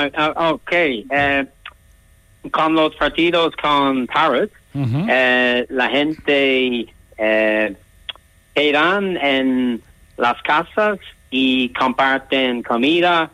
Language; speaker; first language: Spanish; non-native, learner; English